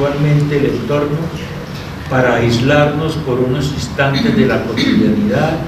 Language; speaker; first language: Spanish; native; Spanish